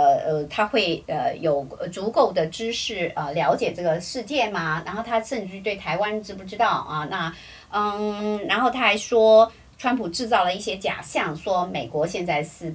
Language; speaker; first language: Chinese; native; Chinese